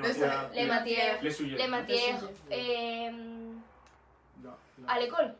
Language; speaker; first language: French; non-native, learner; Spanish